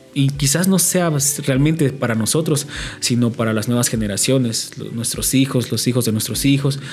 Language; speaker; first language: Spanish; native; Spanish